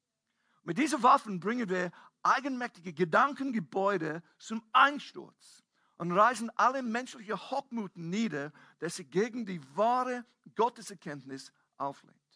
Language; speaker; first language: German; non-native, fluent; English